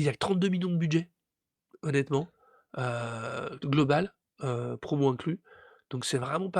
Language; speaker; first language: French; native; French